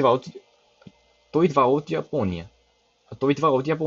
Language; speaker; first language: Bulgarian; non-native, learner; English